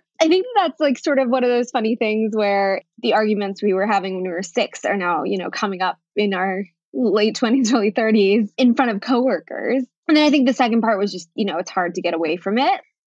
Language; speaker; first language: English; early bilingual, other home language; Bangla